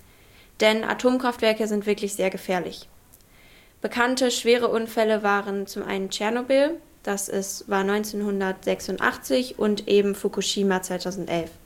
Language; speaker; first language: German; native; German